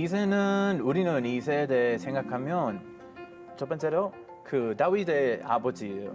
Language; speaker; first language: Korean; non-native, fluent; Hebrew